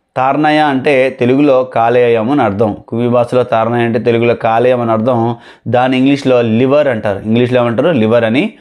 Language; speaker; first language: Telugu; non-native, local second language; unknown